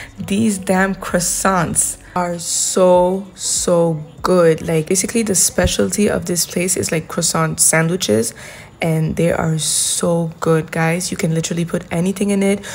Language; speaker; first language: English; non-native, local second language; French